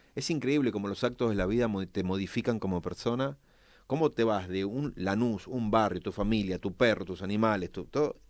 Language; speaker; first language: Spanish; native; Spanish